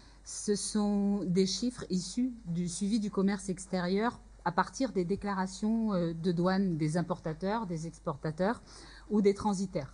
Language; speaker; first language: French; native; French